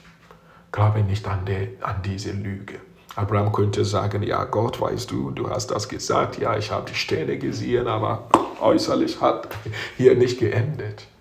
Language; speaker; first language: German; non-native, fluent; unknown